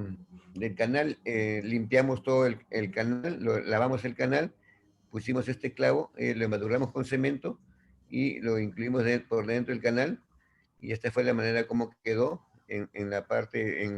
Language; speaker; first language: Spanish; native; Spanish